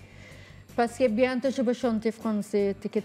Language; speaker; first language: French; non-native, learner; English